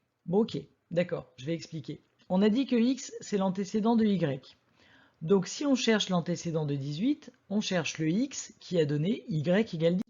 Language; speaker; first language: French; native; French